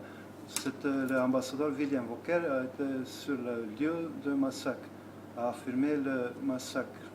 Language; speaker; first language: French; non-native, learner; Albanian